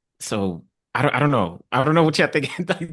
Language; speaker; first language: English; native; English